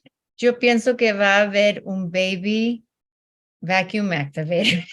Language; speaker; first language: Spanish; early bilingual, heritage; Spanish